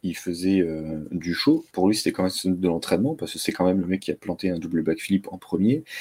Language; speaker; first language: French; native; French